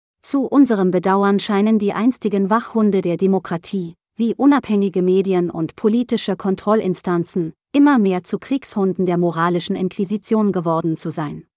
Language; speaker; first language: German; native; German